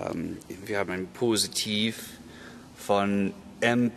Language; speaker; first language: German; non-native, learner; English